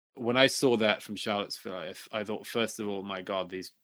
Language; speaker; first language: English; native; English